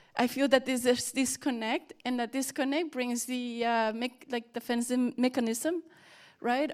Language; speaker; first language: English; early bilingual, other home language; Spanish